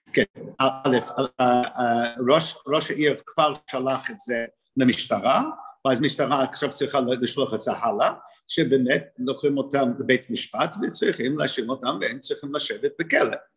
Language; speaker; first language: Hebrew; non-native, fluent; English